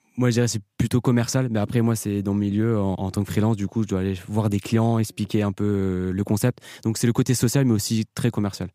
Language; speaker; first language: French; native; French